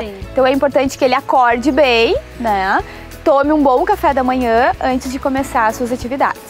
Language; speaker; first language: Portuguese; native; Portuguese